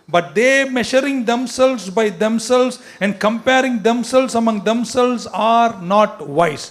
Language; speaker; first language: English; non-native, local second language; Tamil